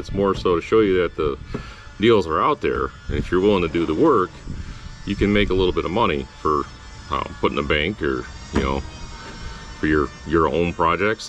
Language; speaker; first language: English; native; English